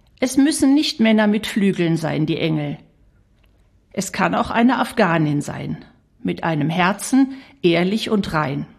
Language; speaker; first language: German; native; German